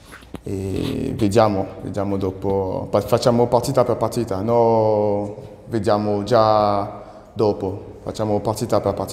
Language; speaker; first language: Italian; non-native, learner; French